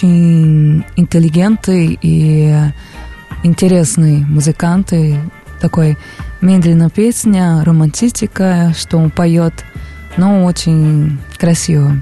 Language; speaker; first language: Russian; non-native, learner; Portuguese